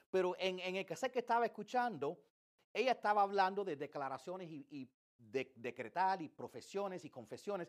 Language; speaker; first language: Spanish; early bilingual, heritage; English